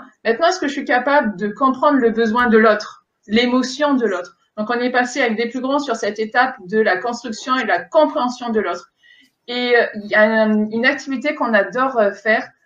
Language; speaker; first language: French; native; French